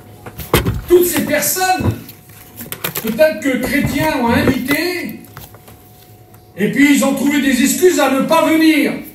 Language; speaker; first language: French; native; French